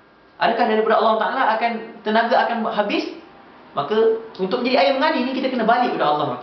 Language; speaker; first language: Malay; native; Malay